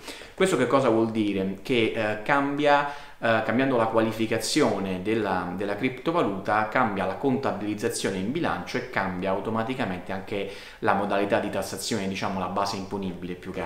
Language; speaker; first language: Italian; native; Italian